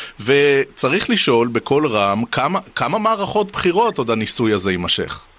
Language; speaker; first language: Hebrew; native; Hebrew